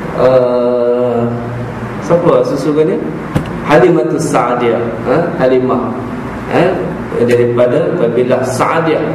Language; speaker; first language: Malay; native; Malay